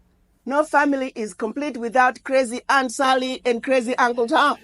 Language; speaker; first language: English; non-native, local second language; Shona